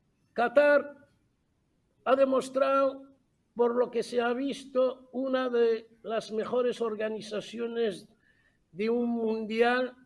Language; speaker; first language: Spanish; non-native, fluent; Arabic